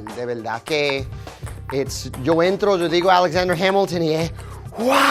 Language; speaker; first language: Spanish; early bilingual, heritage; Spanish